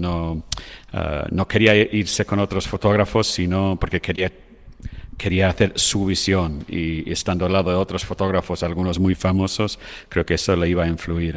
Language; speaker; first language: Spanish; non-native, fluent; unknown